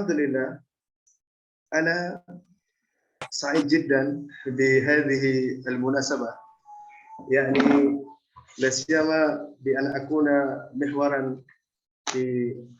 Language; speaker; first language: Arabic; non-native, fluent; Indonesian